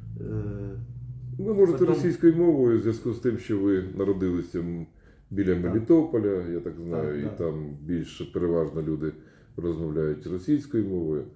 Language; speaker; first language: Ukrainian; native; Ukrainian